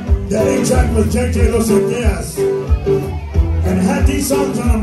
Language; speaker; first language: English; early bilingual, other home language; Spanish